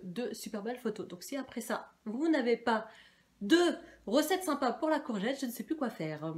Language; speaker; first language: French; native; French